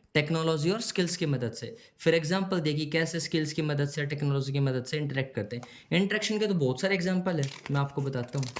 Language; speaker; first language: Hindi; native; Hindi